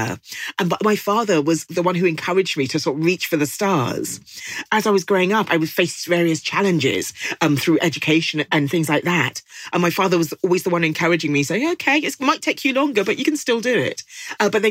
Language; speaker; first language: English; native; English